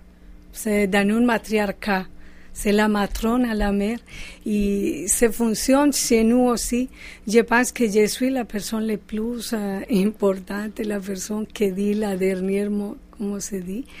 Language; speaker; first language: French; non-native, fluent; Spanish